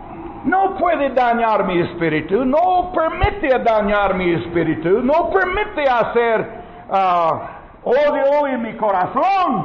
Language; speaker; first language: Spanish; non-native, learner; English